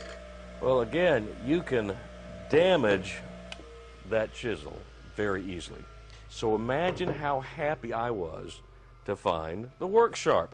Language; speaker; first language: English; native; English